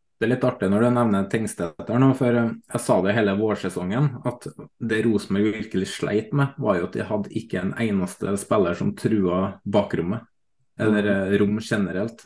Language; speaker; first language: Norwegian; native; Norwegian